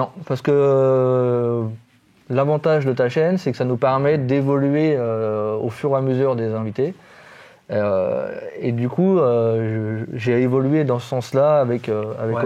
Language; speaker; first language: French; native; French